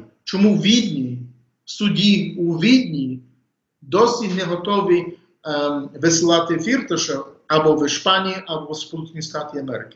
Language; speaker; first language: Ukrainian; early bilingual, heritage; English